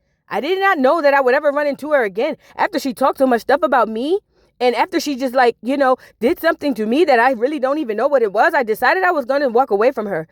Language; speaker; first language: English; native; English